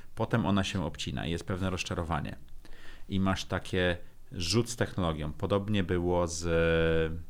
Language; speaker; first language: Polish; native; Polish